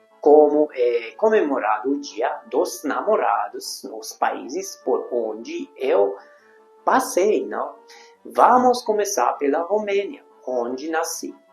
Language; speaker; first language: Portuguese; non-native, fluent; Hungarian